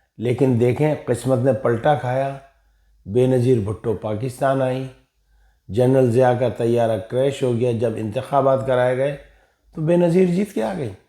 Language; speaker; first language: Urdu; native; Urdu